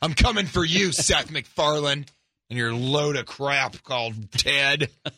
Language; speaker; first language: English; native; English